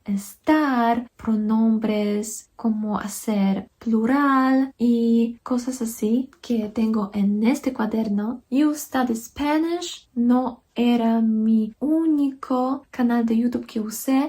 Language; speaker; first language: Spanish; non-native, fluent; Polish